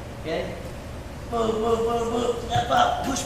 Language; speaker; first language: English; native; English